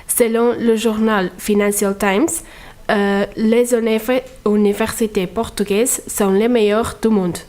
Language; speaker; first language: French; non-native, fluent; Portuguese